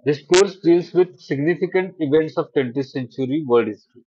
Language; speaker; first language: English; non-native, local second language; Marathi